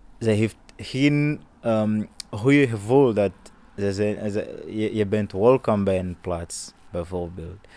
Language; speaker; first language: Dutch; non-native, learner; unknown